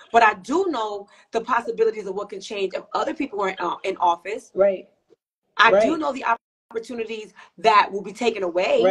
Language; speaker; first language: English; native; English